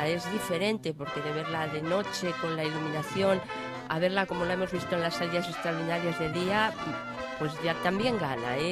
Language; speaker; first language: Spanish; native; Spanish